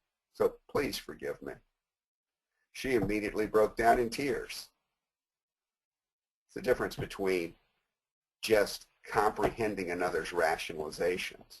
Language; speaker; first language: English; native; English